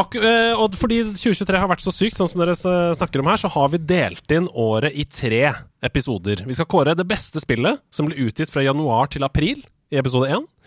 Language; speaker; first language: Norwegian; native; Norwegian